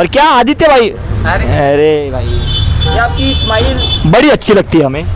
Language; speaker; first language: Hindi; non-native, local second language; Marathi